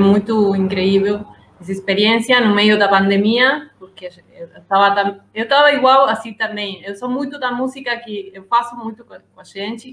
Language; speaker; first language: Portuguese; non-native, learner; Spanish